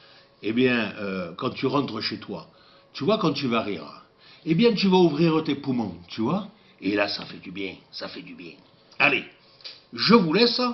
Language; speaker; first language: French; native; French